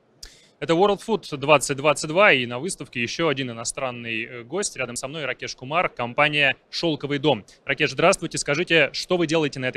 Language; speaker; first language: Russian; native; Russian